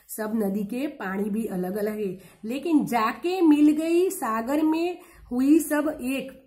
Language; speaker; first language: Hindi; non-native, local second language; Gujarati